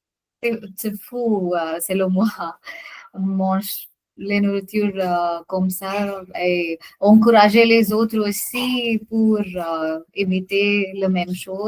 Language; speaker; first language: French; non-native, learner; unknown